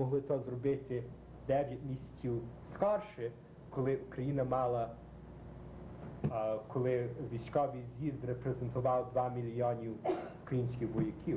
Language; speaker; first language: Ukrainian; early bilingual, heritage; Ukrainian